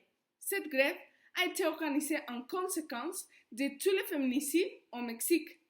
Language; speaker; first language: French; non-native, fluent; Spanish